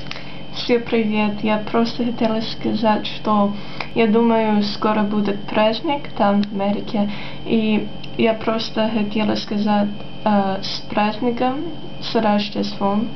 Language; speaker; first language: Russian; non-native, learner; English